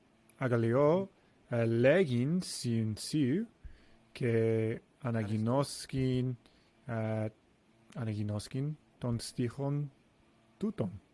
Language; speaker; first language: Greek; non-native, learner; English